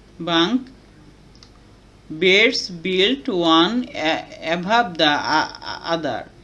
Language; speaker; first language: English; non-native, learner; Bangla